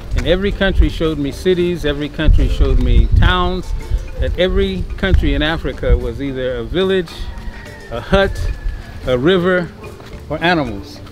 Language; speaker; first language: English; native; English